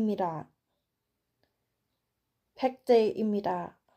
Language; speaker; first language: Korean; non-native, learner; Thai